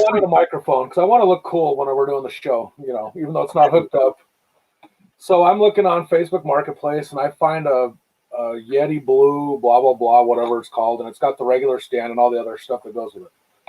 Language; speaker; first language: English; native; English